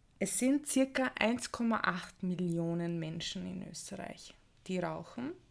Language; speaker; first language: German; early bilingual, other home language; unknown